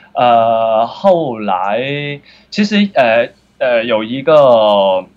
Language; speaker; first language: Chinese; non-native, fluent; Cantonese